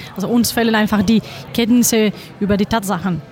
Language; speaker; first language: German; non-native, fluent; Greek